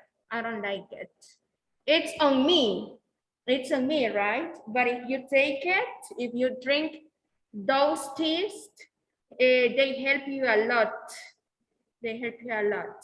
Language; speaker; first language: English; non-native, fluent; Spanish